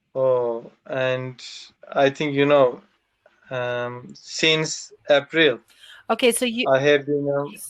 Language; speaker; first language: English; non-native, learner; Turkish